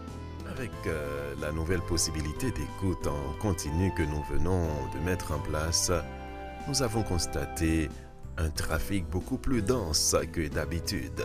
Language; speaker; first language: French; native; French